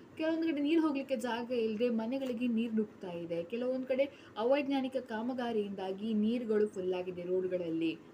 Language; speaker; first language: Kannada; non-native, local second language; Tulu